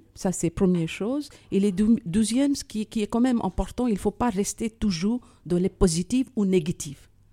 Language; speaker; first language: French; non-native, fluent; Hindi